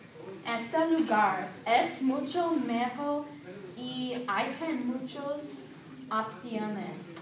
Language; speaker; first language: Spanish; non-native, learner; English